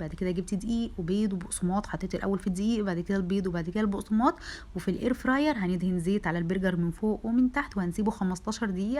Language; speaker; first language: Arabic; native; Arabic